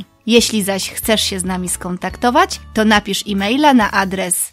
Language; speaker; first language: Polish; native; Polish